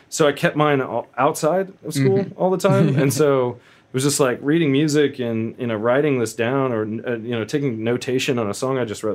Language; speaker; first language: English; native; English